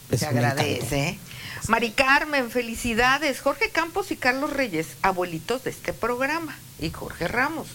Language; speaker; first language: Spanish; native; Spanish